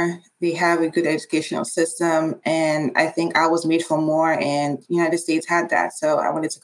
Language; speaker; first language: English; non-native, local second language; Igbo